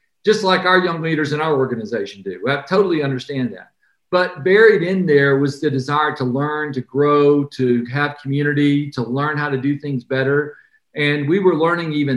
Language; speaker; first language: English; native; English